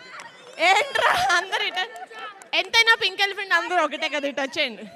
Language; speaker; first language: Telugu; native; Telugu